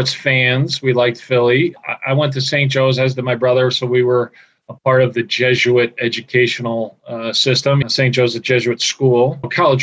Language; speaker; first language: English; native; English